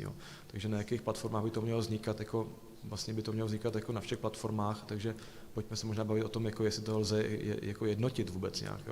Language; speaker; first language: Czech; native; Czech